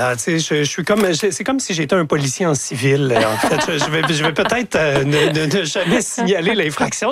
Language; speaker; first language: French; native; French